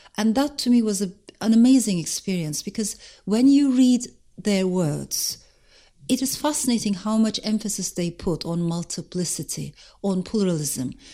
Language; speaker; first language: English; non-native, fluent; Turkish